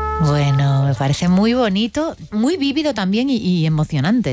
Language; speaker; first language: Spanish; native; Spanish